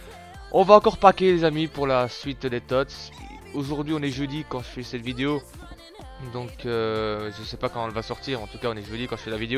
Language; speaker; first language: French; native; French